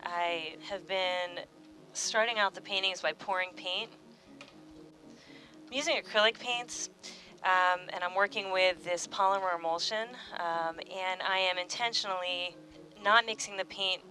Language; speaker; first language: English; native; English